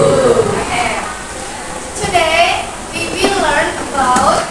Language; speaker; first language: English; non-native, fluent; Indonesian